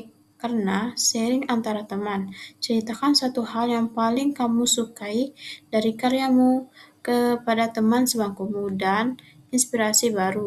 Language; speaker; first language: Indonesian; native; Indonesian